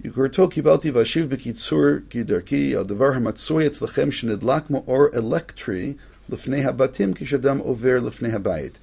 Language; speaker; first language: Hebrew; non-native, fluent; English